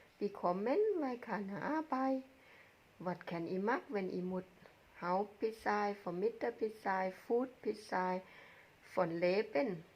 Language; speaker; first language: German; non-native, learner; Thai